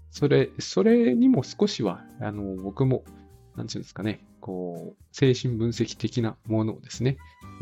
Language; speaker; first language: Japanese; native; Japanese